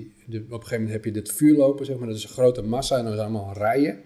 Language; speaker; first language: Dutch; native; Dutch